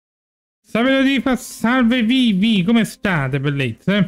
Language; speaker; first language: Italian; native; Italian